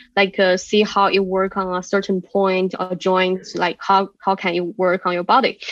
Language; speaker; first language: English; non-native, fluent; Chinese